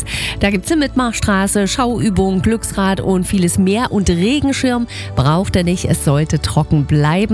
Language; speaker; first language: German; native; German